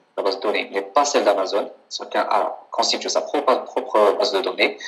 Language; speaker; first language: French; non-native, local second language; Arabic